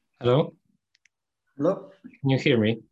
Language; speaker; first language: English; non-native, fluent; Polish